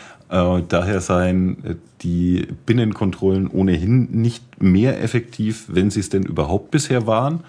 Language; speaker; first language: German; native; German